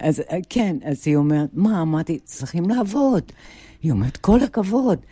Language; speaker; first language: Hebrew; non-native, fluent; English